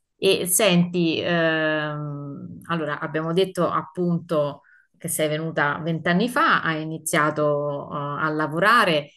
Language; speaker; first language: Italian; native; Italian